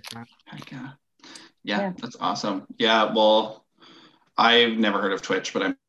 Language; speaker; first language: English; non-native, fluent; French